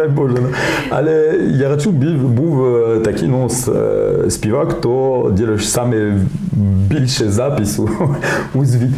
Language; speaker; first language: Ukrainian; non-native, learner; French